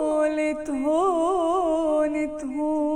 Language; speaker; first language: Arabic; native; Arabic